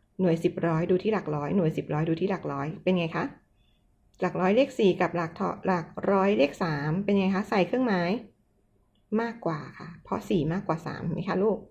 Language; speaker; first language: Thai; native; Thai